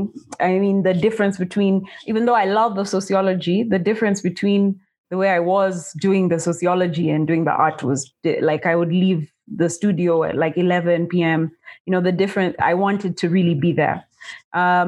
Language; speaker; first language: English; non-native, local second language; Kamba